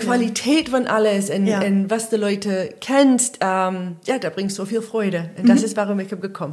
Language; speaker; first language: German; non-native, learner; English